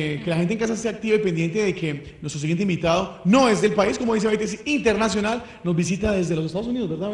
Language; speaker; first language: Spanish; native; Spanish